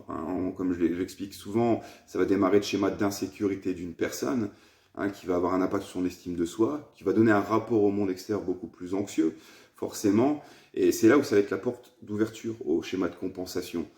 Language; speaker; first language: French; native; French